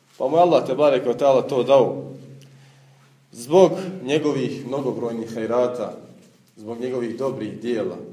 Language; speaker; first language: Bosnian; native; Bosnian